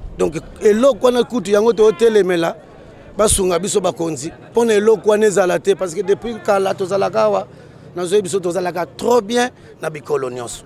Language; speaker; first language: Lingala; non-native, local second language; Kongo